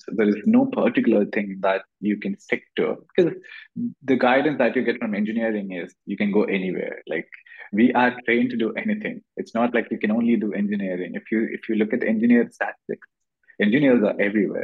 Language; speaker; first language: English; non-native, local second language; Malayalam